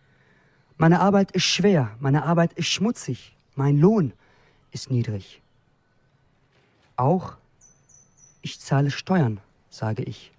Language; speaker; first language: German; non-native, fluent; Kurdish